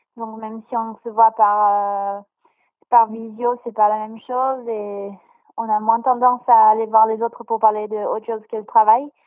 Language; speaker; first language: French; non-native, fluent; Portuguese